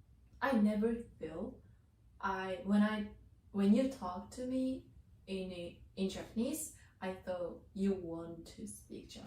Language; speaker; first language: English; non-native, learner; Japanese